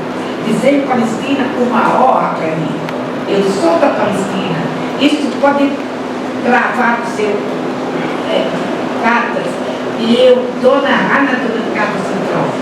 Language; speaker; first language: Portuguese; non-native, fluent; Arabic